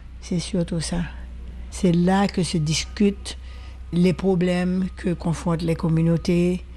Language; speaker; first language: French; non-native, local second language; Haitian Creole